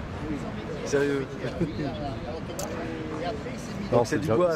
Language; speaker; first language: French; native; French